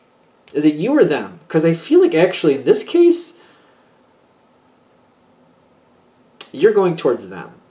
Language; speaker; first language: English; native; English